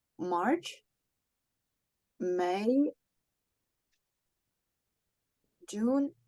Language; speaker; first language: English; non-native, learner; Ukrainian